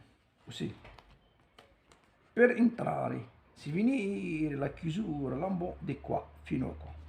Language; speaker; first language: Italian; non-native, learner; Arabic